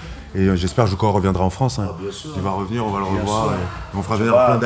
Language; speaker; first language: French; native; French